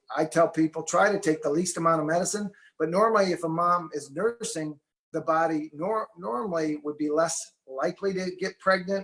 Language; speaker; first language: English; native; English